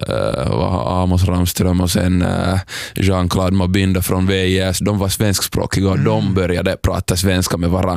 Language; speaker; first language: Swedish; non-native, local second language; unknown